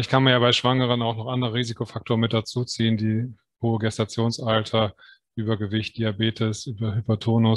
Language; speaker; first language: German; native; German